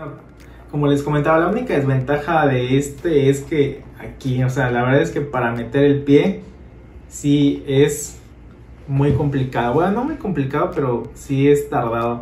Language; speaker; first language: Spanish; native; Spanish